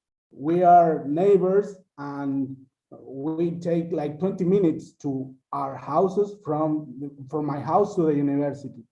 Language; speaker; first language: English; non-native, learner; Spanish